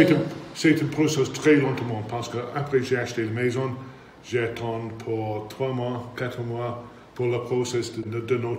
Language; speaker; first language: French; non-native, learner; English